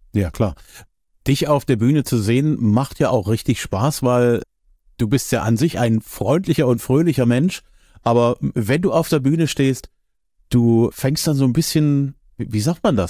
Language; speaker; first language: German; native; German